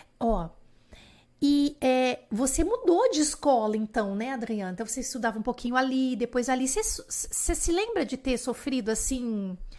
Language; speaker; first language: Portuguese; native; Portuguese